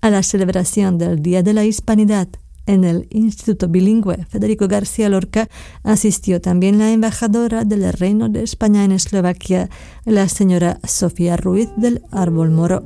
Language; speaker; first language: Spanish; non-native, fluent; Slovak